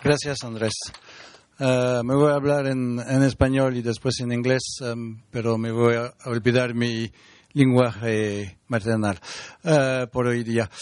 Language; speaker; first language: Spanish; non-native, learner; French